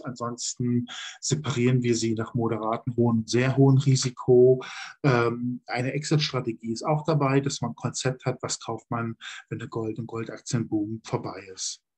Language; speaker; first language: German; native; German